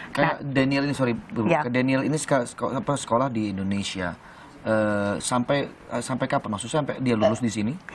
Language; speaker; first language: Indonesian; native; Indonesian